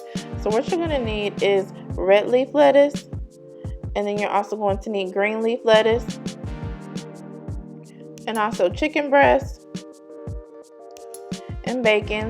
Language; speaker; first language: English; native; English